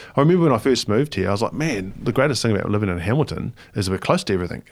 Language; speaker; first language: English; native; English